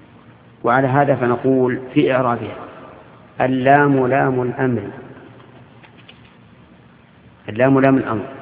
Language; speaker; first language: Arabic; native; Arabic